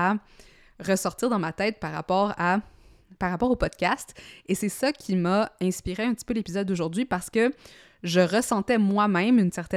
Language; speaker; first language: French; native; French